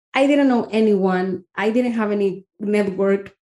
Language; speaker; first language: English; non-native, fluent; Spanish